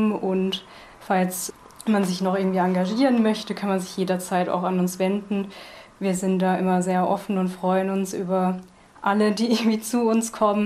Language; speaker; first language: German; native; German